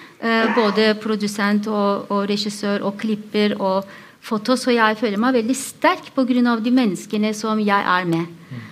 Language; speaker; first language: Norwegian; non-native, fluent; Turkish